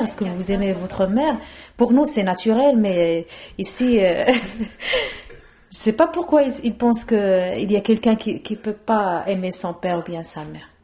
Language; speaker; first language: French; non-native, local second language; Arabic